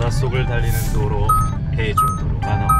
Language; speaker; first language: Korean; native; Korean